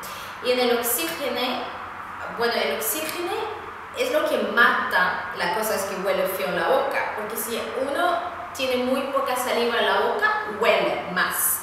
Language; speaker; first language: Spanish; non-native, fluent; Swedish